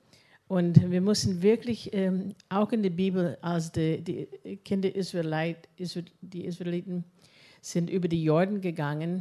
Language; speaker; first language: German; non-native, fluent; English